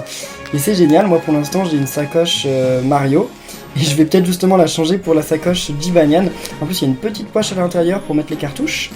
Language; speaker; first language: French; native; French